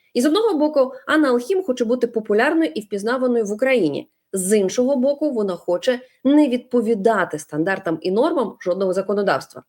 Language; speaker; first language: Ukrainian; non-native, local second language; Russian